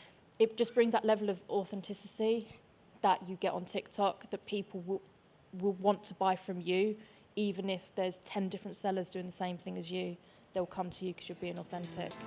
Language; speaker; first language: English; native; English